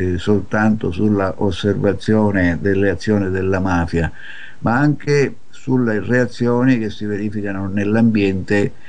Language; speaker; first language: Italian; native; Italian